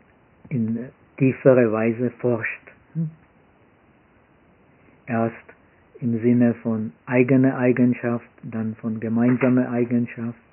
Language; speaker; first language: German; non-native, fluent; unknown